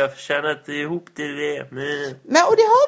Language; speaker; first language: Swedish; native; Swedish